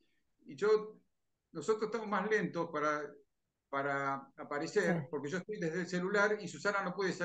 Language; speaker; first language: Spanish; native; Spanish